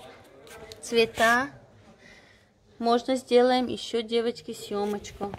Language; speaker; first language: Russian; non-native, local second language; Tajik